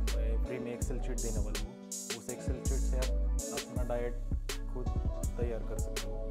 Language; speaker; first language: Hindi; non-native, local second language; Marathi